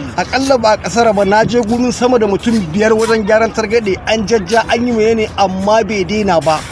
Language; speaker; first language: Hausa; non-native, local second language; Fula